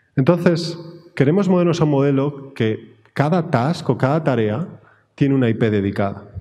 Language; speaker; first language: Spanish; native; Spanish